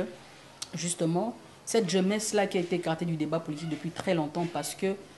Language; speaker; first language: French; non-native, local second language; Lingala